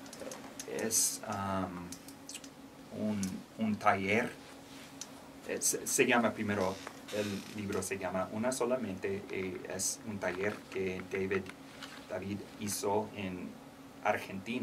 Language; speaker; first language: Spanish; non-native, learner; English